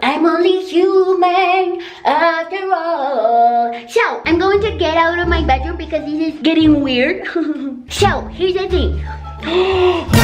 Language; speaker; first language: English; non-native, fluent; Spanish